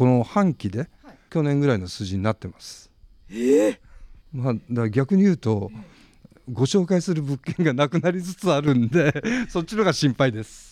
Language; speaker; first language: Japanese; native; Japanese